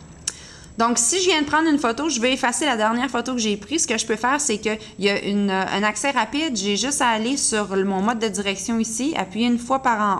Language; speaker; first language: French; native; French